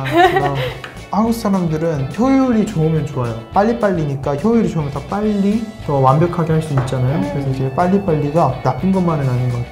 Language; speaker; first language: Korean; native; Korean